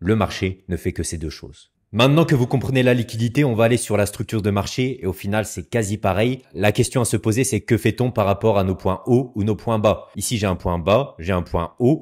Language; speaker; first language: French; native; French